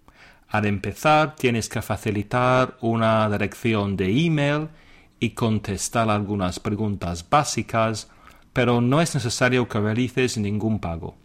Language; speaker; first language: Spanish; non-native, fluent; English